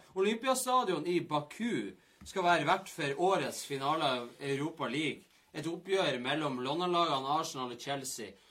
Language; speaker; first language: Norwegian; native; Norwegian